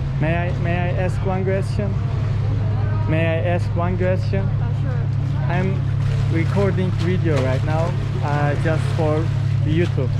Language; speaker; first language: English; non-native, learner; Turkish